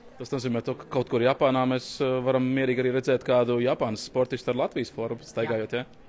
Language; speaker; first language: Latvian; native; Latvian